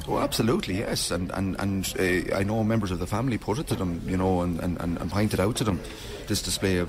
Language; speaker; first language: English; native; English